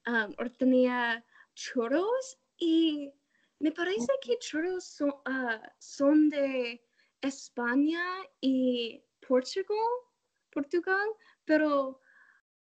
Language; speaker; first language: Spanish; non-native, learner; English